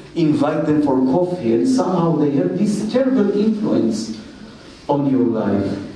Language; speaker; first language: English; non-native, fluent; Hebrew